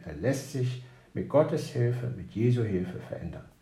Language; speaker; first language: German; native; German